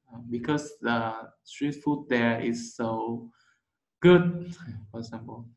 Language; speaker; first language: English; non-native, learner; Vietnamese